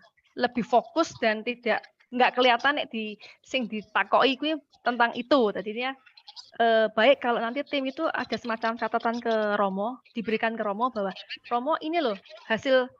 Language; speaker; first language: Malay; native; Malay